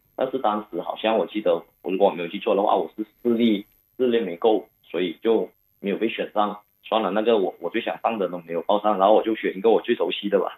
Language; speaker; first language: Chinese; non-native, local second language; Cantonese